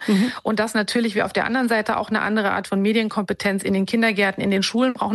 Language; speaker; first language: German; native; German